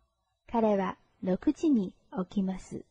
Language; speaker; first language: Japanese; non-native, fluent; Chinese